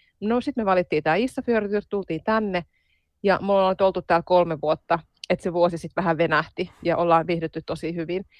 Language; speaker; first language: Finnish; native; Finnish